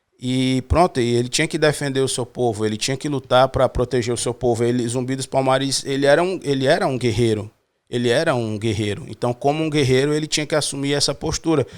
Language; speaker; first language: Portuguese; native; Portuguese